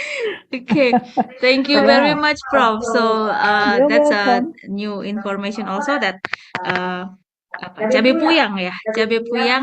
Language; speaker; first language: English; non-native, fluent; Indonesian